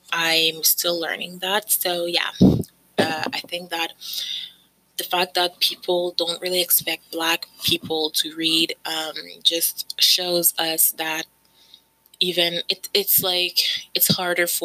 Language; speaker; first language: English; native; English